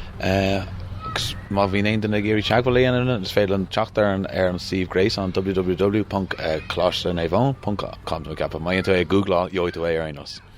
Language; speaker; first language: Irish; non-native, local second language; English